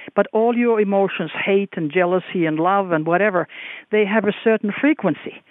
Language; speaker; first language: English; non-native, fluent; Finnish